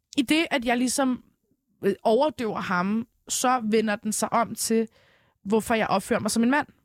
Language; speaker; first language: Danish; early bilingual, other home language; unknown